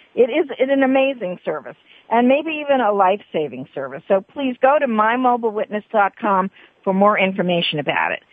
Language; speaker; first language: English; native; English